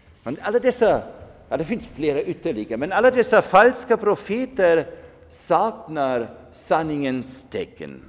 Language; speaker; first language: Swedish; non-native, fluent; German